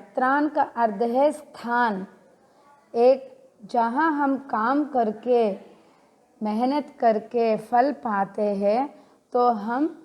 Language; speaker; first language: Hindi; non-native, local second language; Telugu